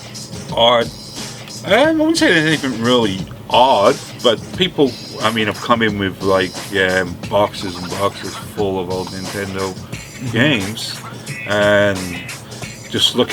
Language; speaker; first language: English; non-native, fluent; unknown